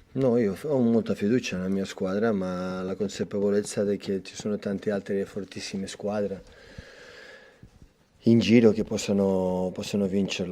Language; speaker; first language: Italian; non-native, fluent; Catalan